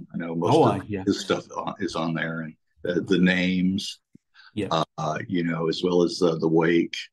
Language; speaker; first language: English; native; English